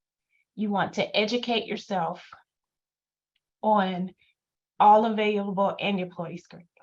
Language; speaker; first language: English; native; English